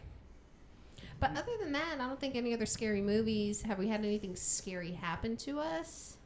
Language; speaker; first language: English; native; English